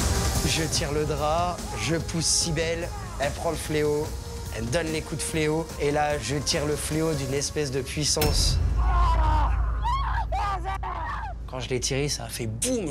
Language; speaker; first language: French; native; French